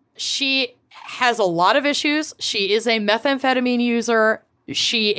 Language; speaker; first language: English; native; English